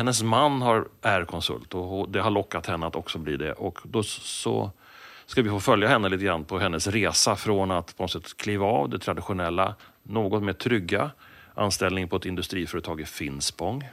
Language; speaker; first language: Swedish; native; Swedish